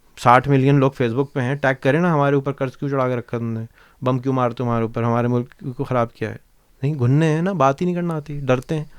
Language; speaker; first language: Urdu; native; Urdu